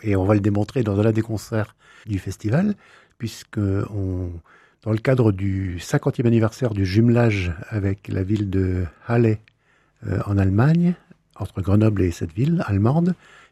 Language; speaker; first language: French; native; French